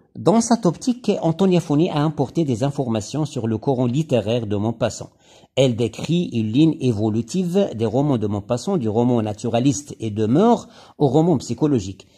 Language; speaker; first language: French; non-native, local second language; Arabic